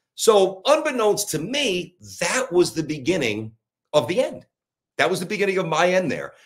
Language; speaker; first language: English; native; English